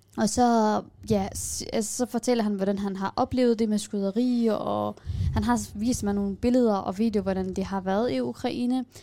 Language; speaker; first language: Danish; non-native, fluent; Kurdish